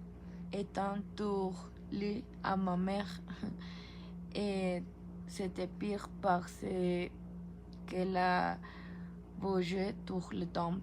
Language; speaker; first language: French; non-native, learner; Spanish